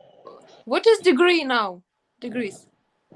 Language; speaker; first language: English; non-native, learner; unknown